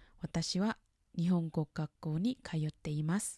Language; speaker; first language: Japanese; non-native, fluent; Thai